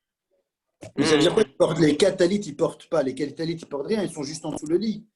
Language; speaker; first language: French; native; French